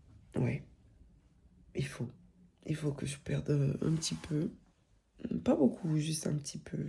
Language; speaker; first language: French; native; French